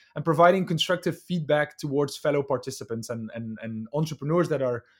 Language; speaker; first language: English; non-native, fluent; Dutch